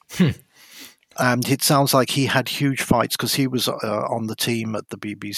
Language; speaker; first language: English; native; English